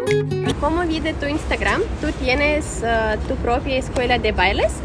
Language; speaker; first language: Spanish; non-native, fluent; Russian